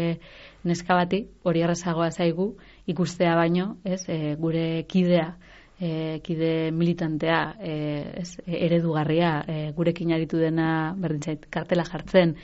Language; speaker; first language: Basque; native; Basque